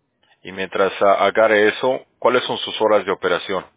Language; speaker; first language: Spanish; native; Spanish